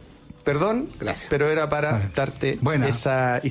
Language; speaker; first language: Spanish; native; Spanish